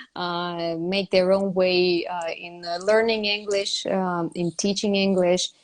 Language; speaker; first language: English; non-native, fluent; Russian